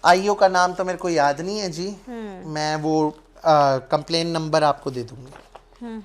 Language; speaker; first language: Hindi; non-native, local second language; Punjabi